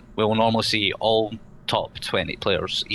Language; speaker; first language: English; native; English